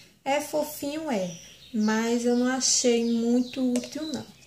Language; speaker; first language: Portuguese; native; Portuguese